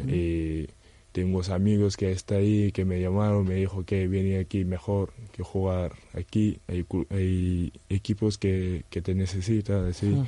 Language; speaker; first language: Spanish; non-native, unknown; Wolof